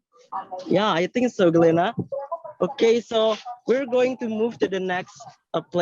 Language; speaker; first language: English; non-native, learner; Indonesian